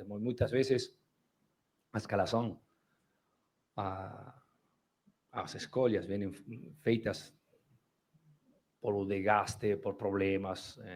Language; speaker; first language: Portuguese; non-native, fluent; Spanish